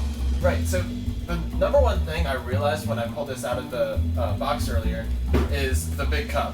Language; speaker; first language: English; native; English